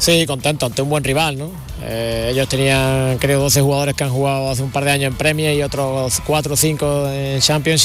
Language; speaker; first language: Spanish; native; Spanish